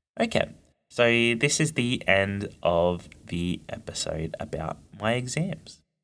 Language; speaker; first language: English; native; English